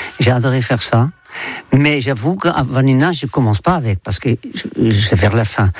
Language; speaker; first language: French; non-native, fluent; Dutch